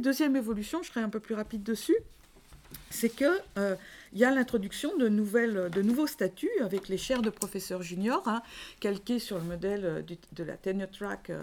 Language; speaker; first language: French; native; French